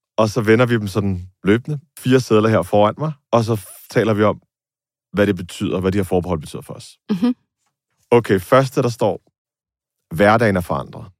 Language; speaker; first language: Danish; native; Danish